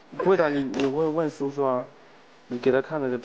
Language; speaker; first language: Chinese; native; Chinese